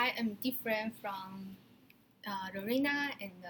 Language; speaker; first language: English; non-native, learner; Chinese